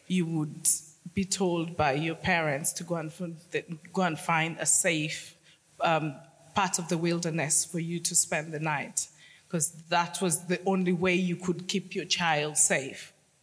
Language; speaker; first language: English; non-native, local second language; Acoli